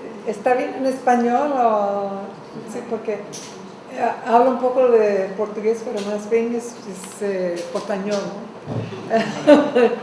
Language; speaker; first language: Spanish; non-native, fluent; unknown